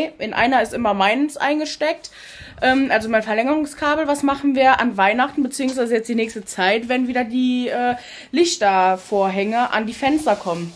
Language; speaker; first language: German; native; German